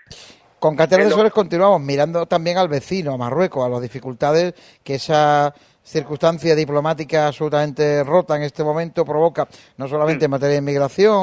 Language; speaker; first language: Spanish; native; Spanish